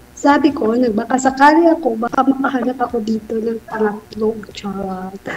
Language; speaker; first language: Filipino; native; Filipino